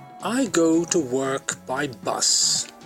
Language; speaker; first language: English; non-native, fluent; Italian